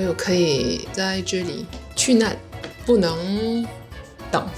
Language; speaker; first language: Chinese; non-native, learner; English